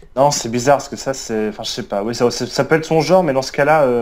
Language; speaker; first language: French; native; French